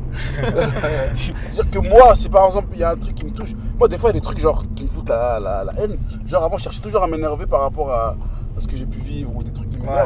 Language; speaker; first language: French; native; French